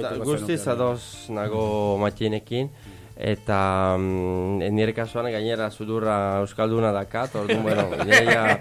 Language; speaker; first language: Basque; non-native, fluent; Italian